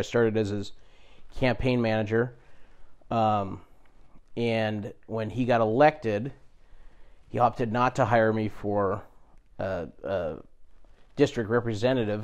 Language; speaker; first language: English; native; English